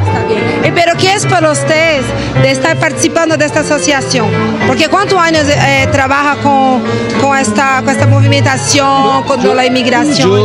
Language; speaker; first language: Spanish; non-native, learner; Portuguese